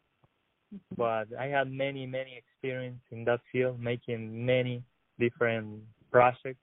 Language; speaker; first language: English; non-native, learner; Spanish